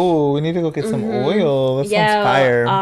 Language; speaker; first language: English; native; English